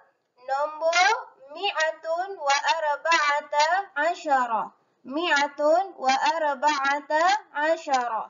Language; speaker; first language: Arabic; non-native, learner; Malay